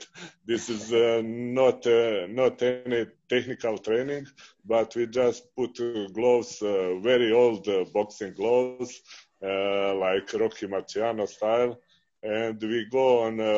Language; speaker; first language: English; non-native, fluent; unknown